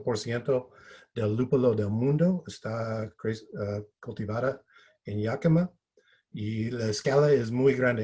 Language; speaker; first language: Spanish; non-native, fluent; English